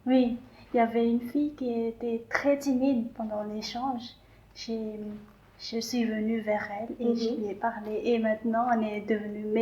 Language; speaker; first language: French; non-native, local second language; Malagasy